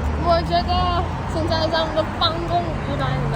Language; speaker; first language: Chinese; non-native, fluent; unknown